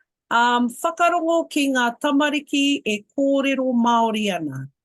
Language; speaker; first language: Māori; non-native, local second language; English